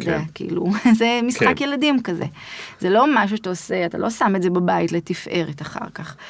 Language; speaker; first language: Hebrew; native; Hebrew